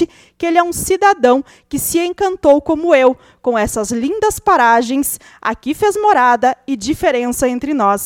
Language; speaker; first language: Portuguese; native; Portuguese